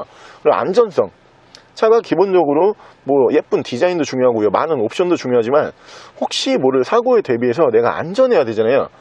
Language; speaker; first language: Korean; native; Korean